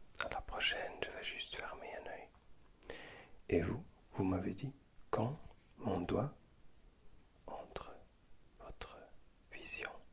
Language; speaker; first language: French; non-native, learner; German